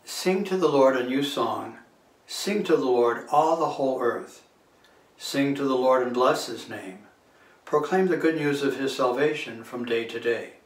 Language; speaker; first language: English; native; English